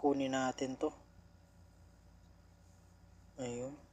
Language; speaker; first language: Filipino; native; Filipino